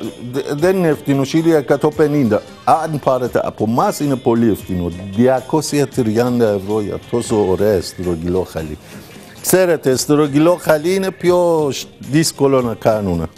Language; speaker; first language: Greek; non-native, learner; Persian